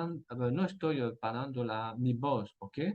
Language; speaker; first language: Spanish; non-native, fluent; French